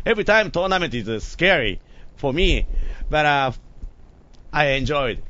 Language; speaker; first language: English; non-native, learner; Japanese